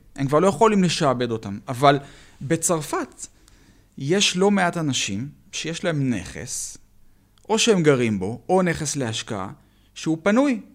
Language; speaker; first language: Hebrew; native; Hebrew